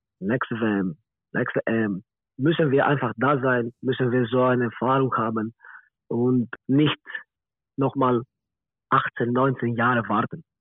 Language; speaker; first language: German; non-native, learner; Greek